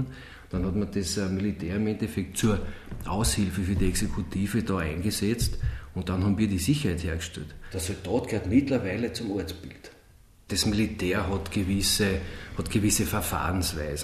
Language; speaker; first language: German; native; German